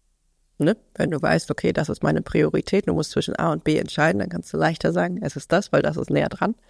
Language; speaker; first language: German; native; German